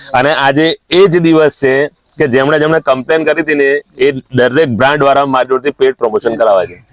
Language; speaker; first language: Gujarati; non-native, local second language; Sindhi